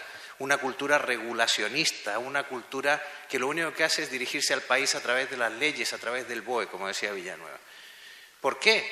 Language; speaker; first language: Spanish; native; Spanish